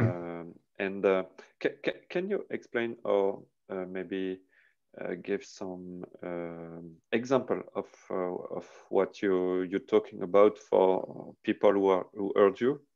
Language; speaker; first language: English; non-native, learner; French